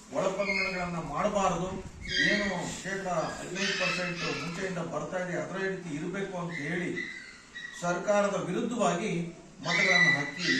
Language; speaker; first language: Kannada; non-native, local second language; Lambadi